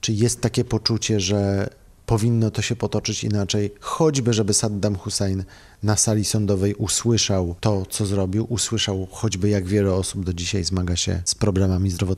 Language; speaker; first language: Polish; non-native, fluent; Kurdish